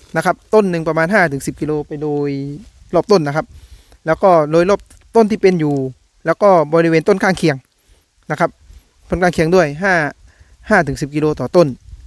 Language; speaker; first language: Thai; native; Thai